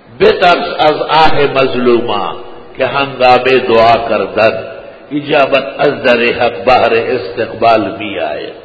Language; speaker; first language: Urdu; non-native, local second language; Pashto